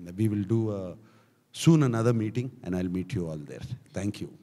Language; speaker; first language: Telugu; native; Telugu